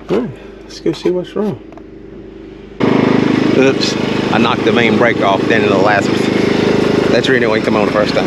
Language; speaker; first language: English; native; English